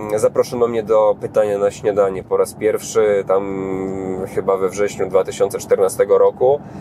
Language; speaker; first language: Polish; native; Polish